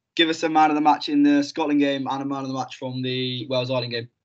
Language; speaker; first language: English; native; English